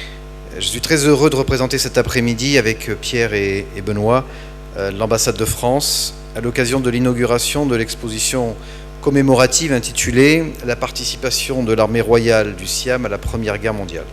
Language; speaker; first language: French; native; French